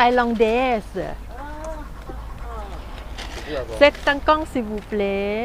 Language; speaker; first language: French; non-native, learner; Thai